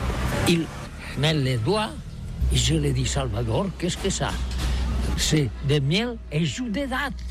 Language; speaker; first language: French; non-native, learner; Catalan